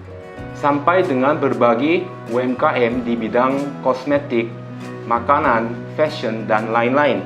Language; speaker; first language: Indonesian; non-native, fluent; Korean